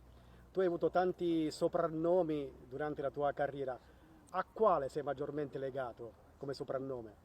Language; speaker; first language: Italian; native; Italian